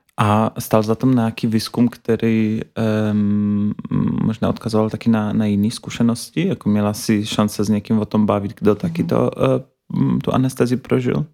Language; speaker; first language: Czech; non-native, fluent; Polish